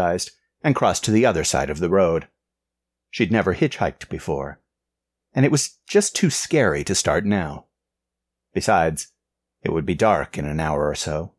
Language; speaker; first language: English; native; English